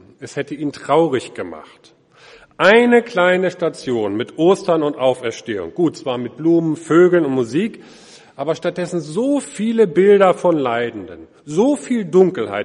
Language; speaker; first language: German; native; German